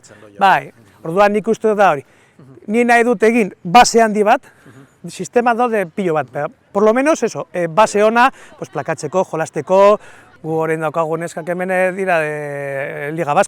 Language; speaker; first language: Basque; non-native, learner; Spanish